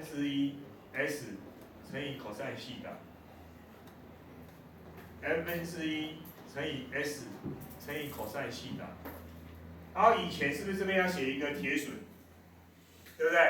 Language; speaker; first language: Chinese; native; Chinese